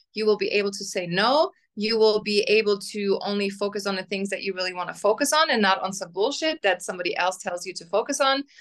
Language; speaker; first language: English; non-native, fluent; German